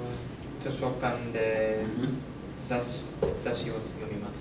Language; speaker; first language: Japanese; non-native, learner; English